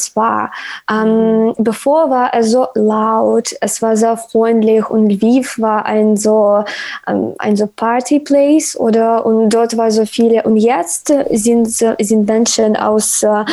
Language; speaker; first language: German; non-native, fluent; Ukrainian